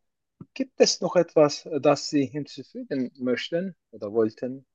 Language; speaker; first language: German; non-native, learner; Turkish